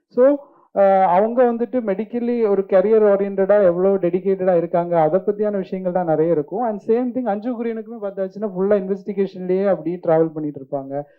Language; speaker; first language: Tamil; non-native, fluent; Malayalam